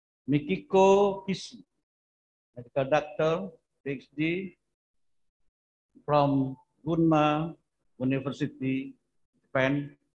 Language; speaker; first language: English; non-native, fluent; Indonesian